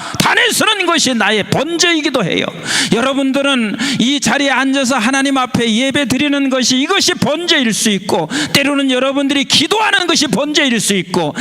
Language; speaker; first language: Korean; native; Korean